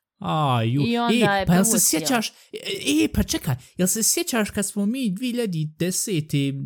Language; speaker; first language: Bosnian; early bilingual, heritage; Bosnian